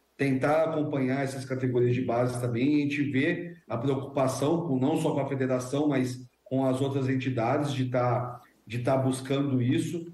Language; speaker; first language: Portuguese; native; Portuguese